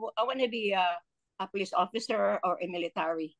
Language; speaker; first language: English; non-native, local second language; Filipino